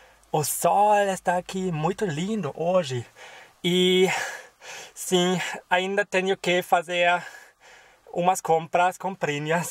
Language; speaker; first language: Portuguese; non-native, fluent; German